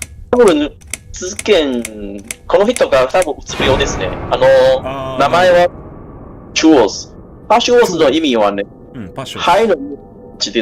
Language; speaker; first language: Japanese; non-native, learner; Chinese